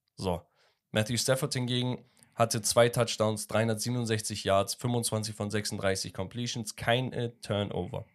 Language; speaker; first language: German; early bilingual, other home language; Turkish